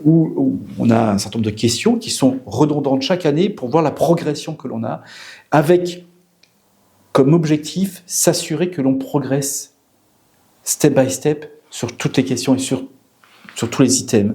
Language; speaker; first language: French; native; French